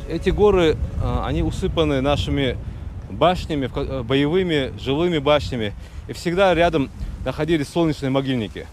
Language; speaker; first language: Russian; non-native, local second language; Ingush